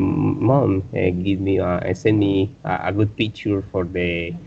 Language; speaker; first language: English; non-native, learner; Spanish